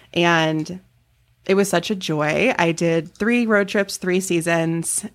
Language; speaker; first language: English; native; English